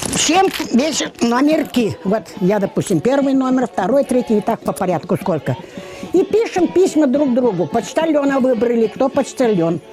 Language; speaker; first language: Russian; non-native, local second language; Chuvash